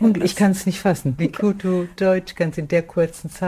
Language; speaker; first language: German; native; German